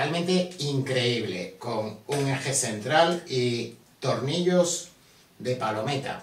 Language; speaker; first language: Spanish; native; Spanish